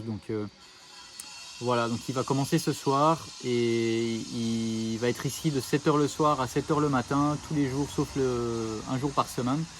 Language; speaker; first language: French; native; French